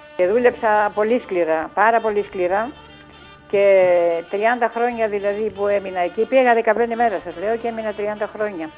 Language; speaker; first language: Greek; native; Greek